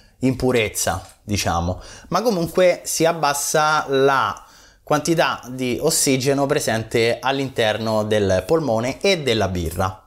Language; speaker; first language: Italian; native; Italian